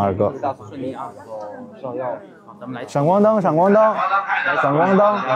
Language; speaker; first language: Chinese; native; Chinese